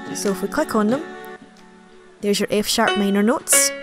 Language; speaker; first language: English; native; English